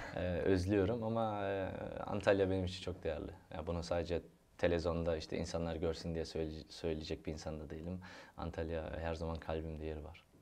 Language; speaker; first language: Turkish; early bilingual, heritage; Turkish